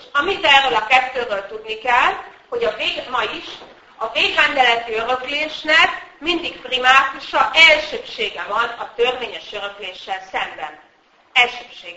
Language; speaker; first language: Hungarian; native; Hungarian